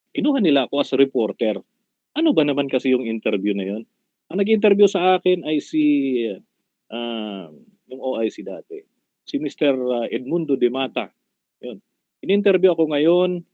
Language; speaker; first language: Filipino; non-native, local second language; Bikol